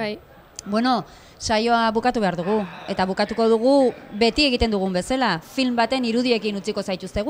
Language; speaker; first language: Basque; native; Basque